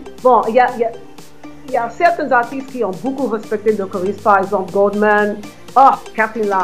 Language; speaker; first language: French; non-native, fluent; English